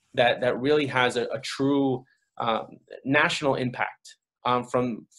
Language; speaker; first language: English; early bilingual, other home language; Spanish